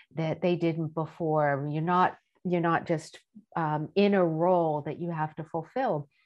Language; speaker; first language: English; native; English